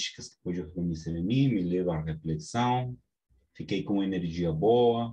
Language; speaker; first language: Portuguese; non-native, fluent; Spanish